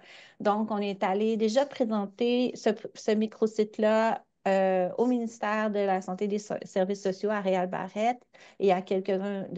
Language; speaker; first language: French; native; French